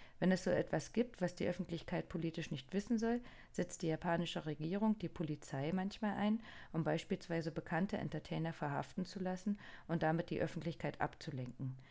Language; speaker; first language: German; non-native, fluent; Japanese